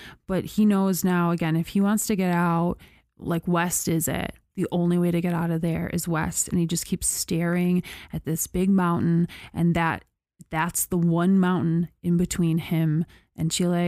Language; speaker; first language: English; native; English